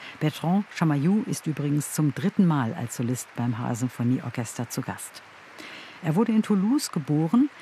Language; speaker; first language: German; native; German